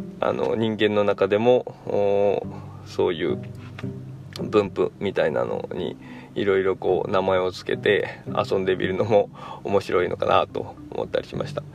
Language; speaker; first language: Japanese; native; Japanese